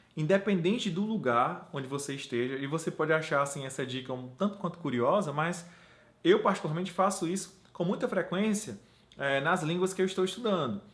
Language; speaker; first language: Portuguese; native; Portuguese